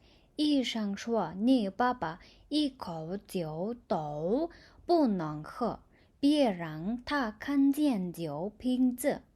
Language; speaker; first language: Chinese; non-native, fluent; Mongolian